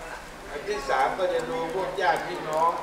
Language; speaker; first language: Thai; native; Thai